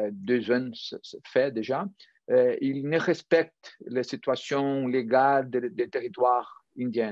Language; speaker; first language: French; non-native, fluent; Portuguese